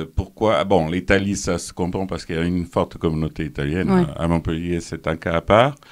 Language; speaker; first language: French; non-native, fluent; Portuguese